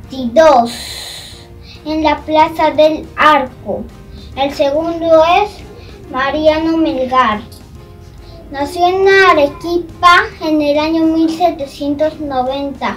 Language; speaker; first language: Spanish; native; Spanish